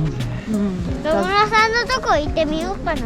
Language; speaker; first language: Japanese; native; Japanese